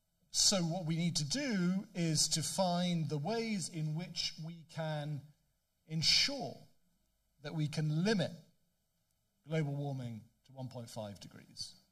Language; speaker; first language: English; native; English